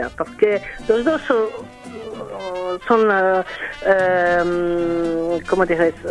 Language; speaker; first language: Spanish; non-native, learner; French